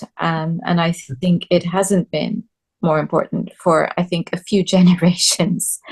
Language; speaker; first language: English; native; English